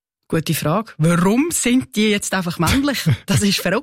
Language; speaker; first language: German; native; German